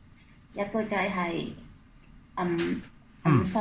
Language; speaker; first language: Cantonese; non-native, learner; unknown